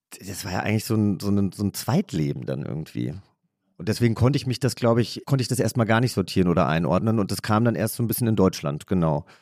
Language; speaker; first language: German; native; German